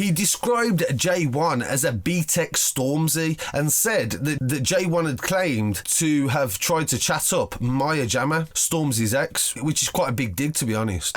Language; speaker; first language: English; native; English